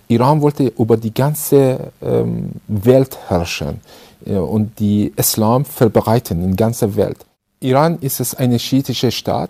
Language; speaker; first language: German; non-native, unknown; Persian